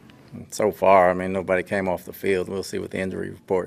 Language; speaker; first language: English; native; English